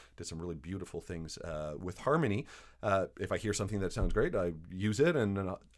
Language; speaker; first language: English; native; English